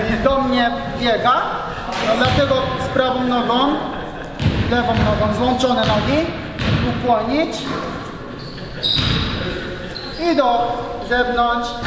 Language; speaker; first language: Polish; non-native, learner; Japanese